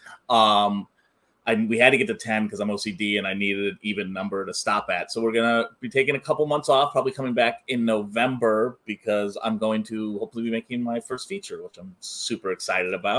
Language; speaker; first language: English; native; English